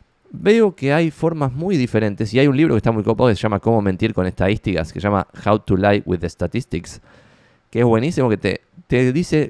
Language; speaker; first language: Spanish; native; Spanish